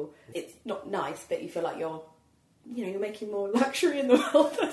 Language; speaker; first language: English; native; English